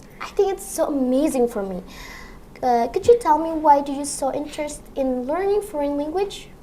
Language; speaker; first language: English; non-native, learner; Indonesian